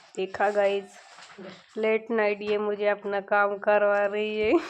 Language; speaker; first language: Hindi; non-native, local second language; Marathi